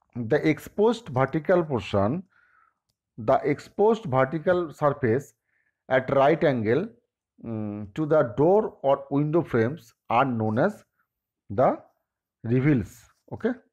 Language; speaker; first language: English; non-native, local second language; Bangla